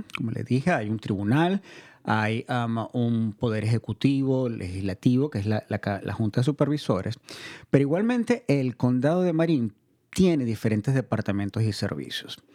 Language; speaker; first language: Spanish; native; Spanish